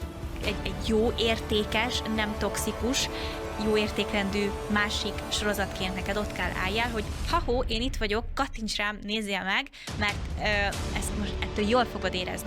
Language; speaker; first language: Hungarian; native; Hungarian